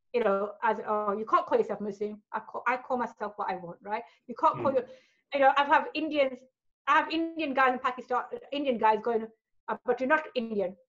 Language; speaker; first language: English; early bilingual, other home language; Hindi